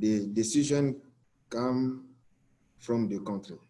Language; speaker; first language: English; non-native, learner; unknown